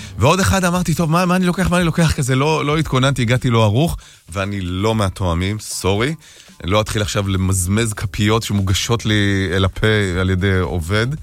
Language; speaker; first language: Hebrew; native; Hebrew